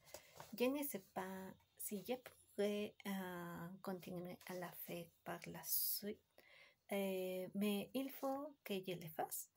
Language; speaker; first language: French; non-native, learner; Spanish